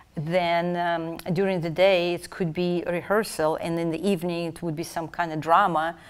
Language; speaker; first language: English; non-native, fluent; Russian